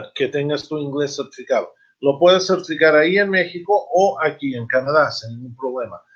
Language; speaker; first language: Spanish; non-native, fluent; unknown